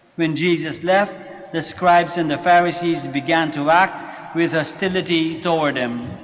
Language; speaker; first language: English; non-native, local second language; Filipino